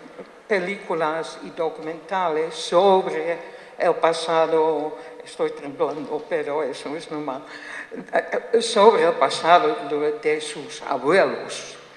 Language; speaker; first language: Spanish; non-native, fluent; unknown